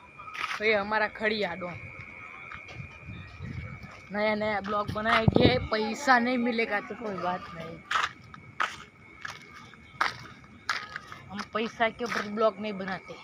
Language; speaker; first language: Hindi; non-native, local second language; Gujarati